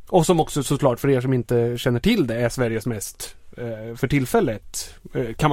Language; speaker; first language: Swedish; native; Swedish